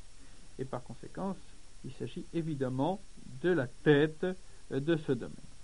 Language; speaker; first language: French; native; French